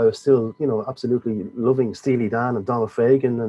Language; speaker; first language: English; native; English